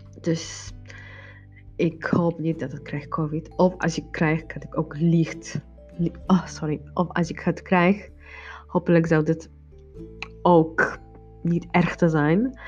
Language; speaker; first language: Dutch; non-native, learner; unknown